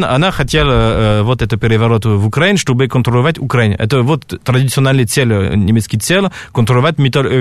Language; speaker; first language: Russian; non-native, fluent; French